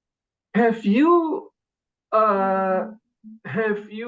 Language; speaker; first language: English; non-native, learner; Indonesian